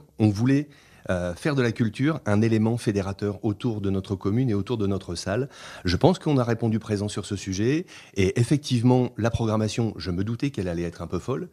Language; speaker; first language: French; native; French